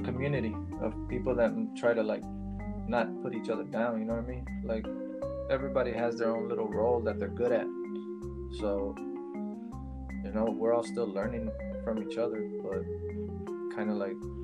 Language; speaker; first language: English; early bilingual, other home language; Spanish